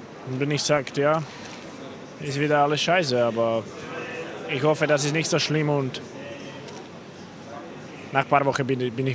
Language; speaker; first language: German; non-native, learner; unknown